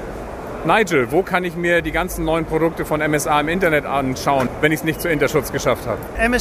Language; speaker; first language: German; native; German